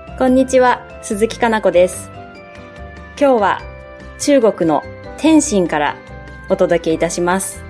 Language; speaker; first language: Japanese; native; Japanese